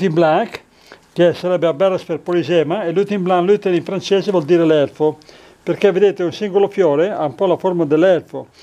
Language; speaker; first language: Italian; native; Italian